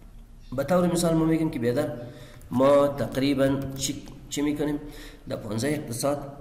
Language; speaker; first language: Persian; non-native, local second language; Pashto